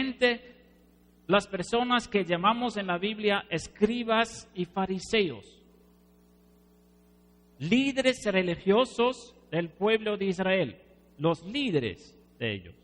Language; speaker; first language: Spanish; non-native, fluent; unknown